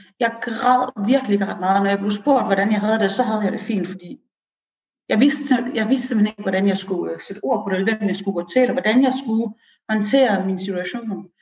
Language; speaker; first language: Danish; early bilingual, other home language; Persian